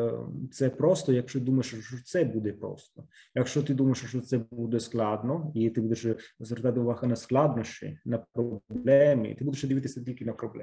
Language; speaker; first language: Ukrainian; non-native, fluent; Italian